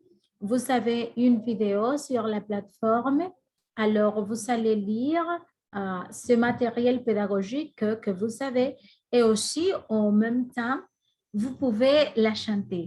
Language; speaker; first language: French; non-native, fluent; Spanish